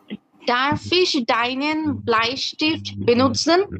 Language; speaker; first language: German; non-native, learner; Bangla